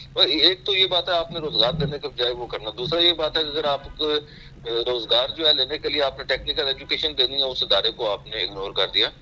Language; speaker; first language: Urdu; non-native, local second language; Punjabi